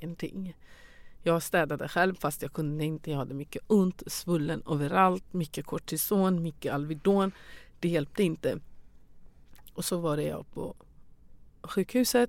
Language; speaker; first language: Swedish; non-native, fluent; Persian